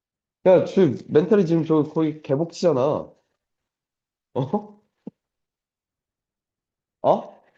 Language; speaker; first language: Korean; native; Korean